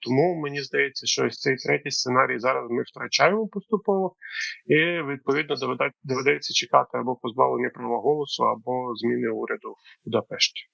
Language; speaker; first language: Ukrainian; native; Ukrainian